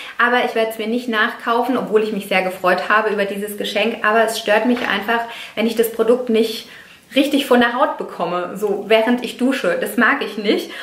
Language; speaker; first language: German; non-native, fluent; Italian